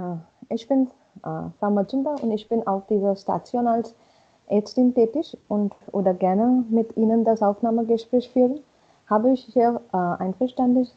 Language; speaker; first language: German; non-native, learner; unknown